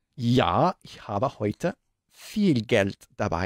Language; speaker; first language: German; non-native, learner; Spanish